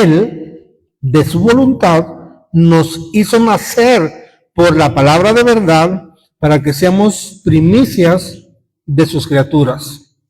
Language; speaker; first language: Spanish; native; Spanish